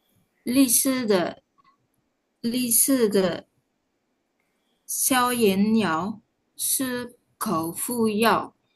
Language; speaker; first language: Chinese; non-native, learner; Indonesian